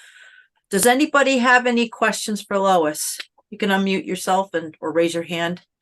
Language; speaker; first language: English; native; English